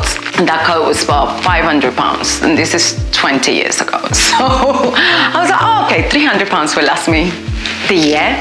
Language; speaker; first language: English; non-native, fluent; Spanish